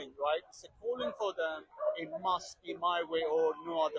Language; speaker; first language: English; non-native, fluent; Persian